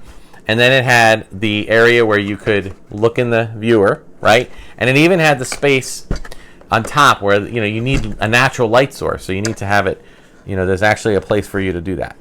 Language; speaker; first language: English; native; English